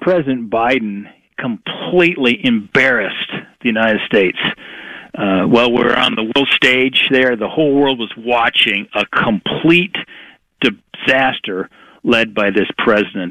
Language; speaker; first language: English; native; English